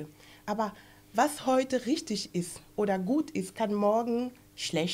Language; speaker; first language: German; non-native, fluent; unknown